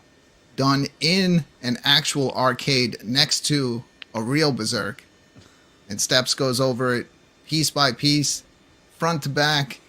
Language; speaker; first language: English; native; English